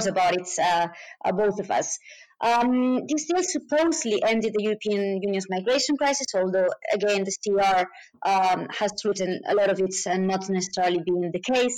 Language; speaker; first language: English; non-native, fluent; Spanish